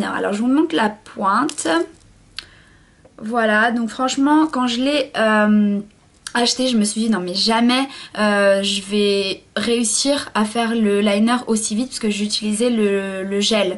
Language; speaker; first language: French; native; French